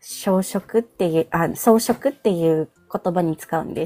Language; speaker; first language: Japanese; non-native, fluent; Filipino